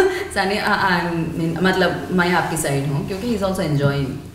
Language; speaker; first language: English; non-native, local second language; Telugu